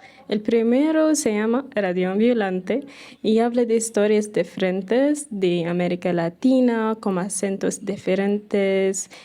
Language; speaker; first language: Spanish; non-native, fluent; Arabic